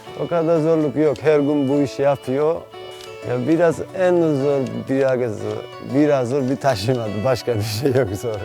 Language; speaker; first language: Turkish; non-native, learner; Georgian